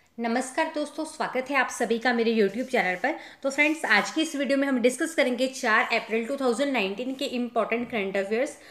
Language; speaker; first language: Hindi; non-native, local second language; Punjabi